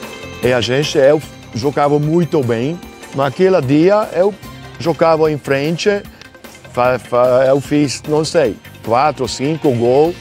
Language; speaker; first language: Portuguese; non-native, learner; Hungarian